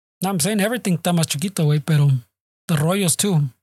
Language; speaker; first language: Spanish; early bilingual, heritage; Spanish